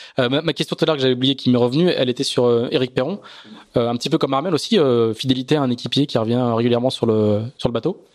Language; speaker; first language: French; native; French